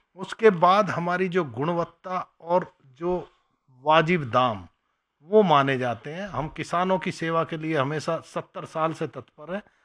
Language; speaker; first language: Hindi; native; Hindi